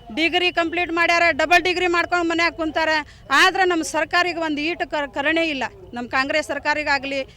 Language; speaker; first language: Kannada; non-native, local second language; Lambadi